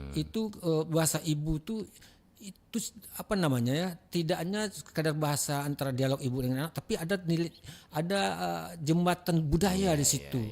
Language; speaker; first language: Indonesian; non-native, local second language; Minangkabau